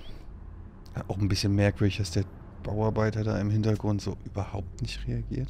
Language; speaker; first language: German; native; German